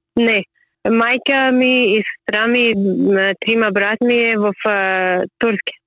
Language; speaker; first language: Bulgarian; non-native, learner; Persian